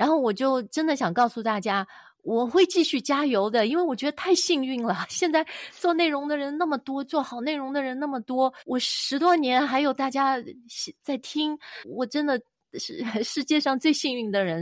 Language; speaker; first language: Chinese; native; Chinese